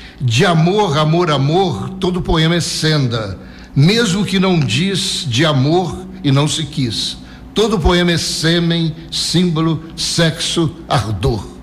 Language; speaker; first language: Portuguese; native; Portuguese